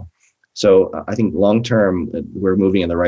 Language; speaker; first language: English; native; English